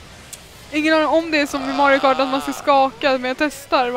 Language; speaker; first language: Swedish; native; Swedish